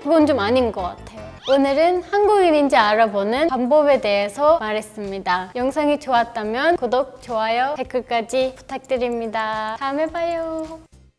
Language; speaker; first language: Korean; non-native, fluent; Turkish